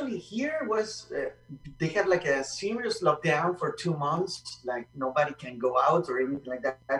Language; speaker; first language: English; non-native, fluent; Spanish